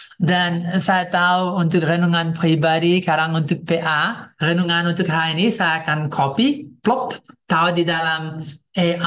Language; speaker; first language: Indonesian; non-native, fluent; English